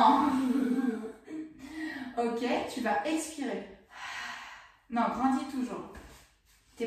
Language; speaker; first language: French; native; French